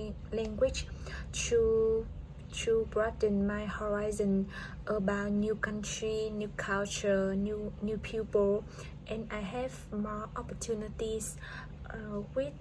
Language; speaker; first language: English; non-native, learner; Vietnamese